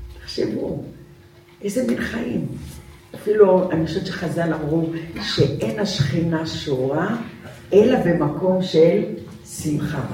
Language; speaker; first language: Hebrew; early bilingual, other home language; Arabic